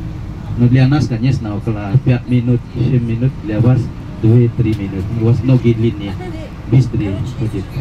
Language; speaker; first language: Russian; non-native, fluent; Indonesian